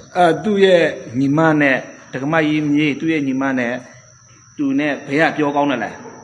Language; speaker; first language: Burmese; native; Burmese